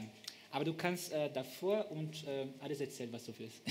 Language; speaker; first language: German; non-native, fluent; Portuguese